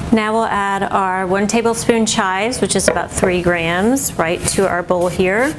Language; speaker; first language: English; native; English